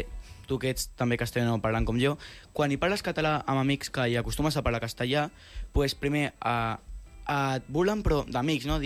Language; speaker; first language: Catalan; non-native, local second language; Spanish